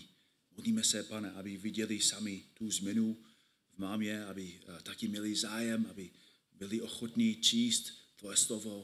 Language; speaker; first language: Czech; non-native, fluent; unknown